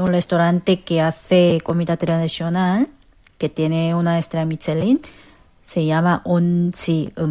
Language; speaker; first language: Spanish; non-native, fluent; Korean